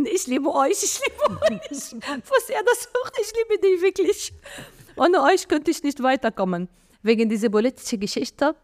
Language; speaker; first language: German; non-native, fluent; Arabic